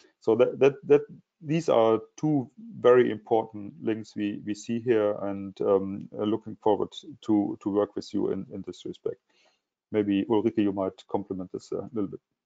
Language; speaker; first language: English; non-native, fluent; German